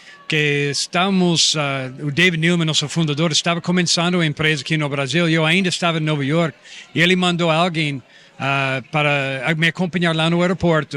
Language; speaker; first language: Portuguese; non-native, fluent; English